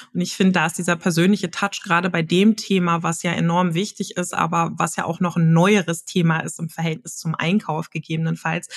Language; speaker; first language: German; native; German